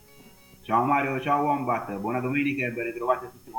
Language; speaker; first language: Italian; native; Italian